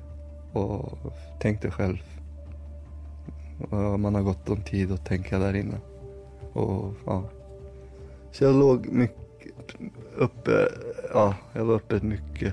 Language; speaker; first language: Swedish; early bilingual, other home language; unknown